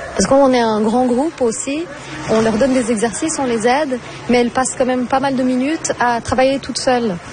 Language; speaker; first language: French; non-native, fluent; Portuguese